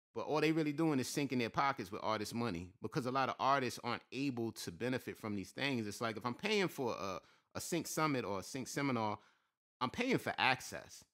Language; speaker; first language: English; native; English